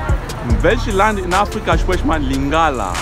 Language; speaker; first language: German; non-native, learner; Lingala